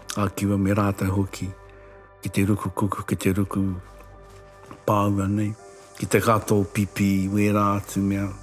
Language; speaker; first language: Māori; native; Māori